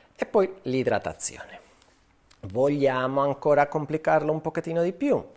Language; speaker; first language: Italian; non-native, fluent; Spanish